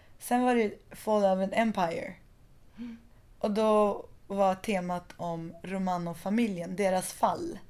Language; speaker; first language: Swedish; early bilingual, other home language; Persian